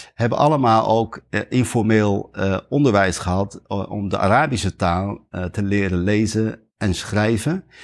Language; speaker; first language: Dutch; early bilingual, other home language; Riffian